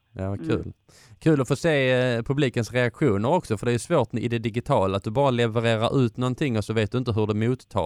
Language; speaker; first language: Swedish; native; Swedish